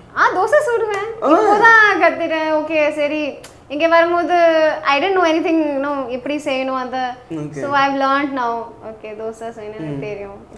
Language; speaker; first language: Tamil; non-native, learner; Hindi